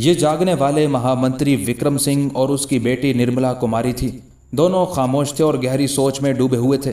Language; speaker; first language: Urdu; native; Urdu